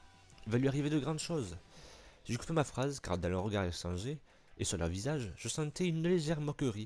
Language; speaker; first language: French; native; French